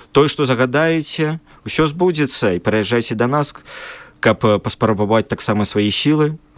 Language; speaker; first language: Belarusian; native; Belarusian